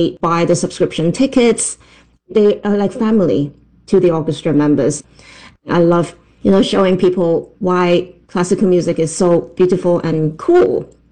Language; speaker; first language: English; non-native, local second language; Cantonese